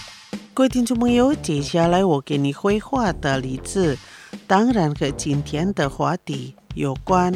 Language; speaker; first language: Chinese; non-native, fluent; Indonesian